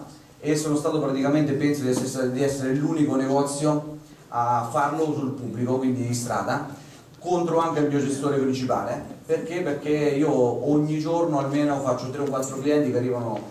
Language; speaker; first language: Italian; native; Italian